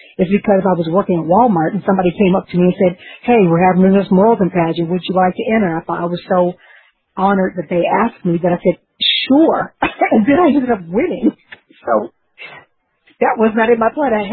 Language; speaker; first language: English; native; English